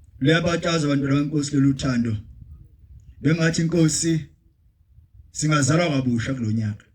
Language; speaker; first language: Zulu; native; Zulu